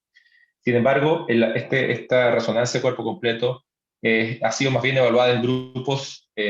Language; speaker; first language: Spanish; native; Spanish